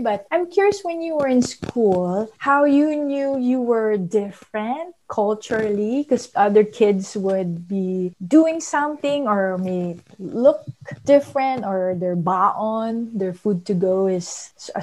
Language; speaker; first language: English; non-native, local second language; Filipino